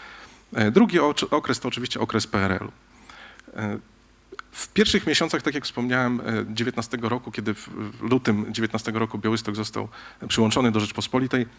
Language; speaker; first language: Polish; native; Polish